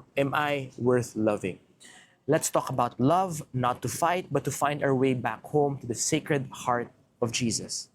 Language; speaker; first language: English; non-native, local second language; Filipino